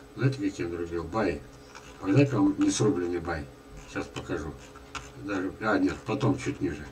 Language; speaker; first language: Russian; native; Russian